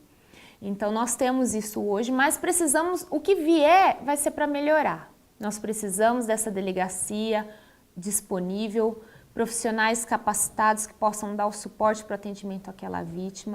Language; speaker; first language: Portuguese; native; Portuguese